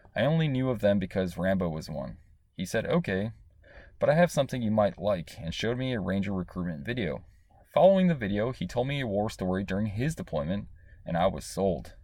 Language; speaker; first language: English; native; English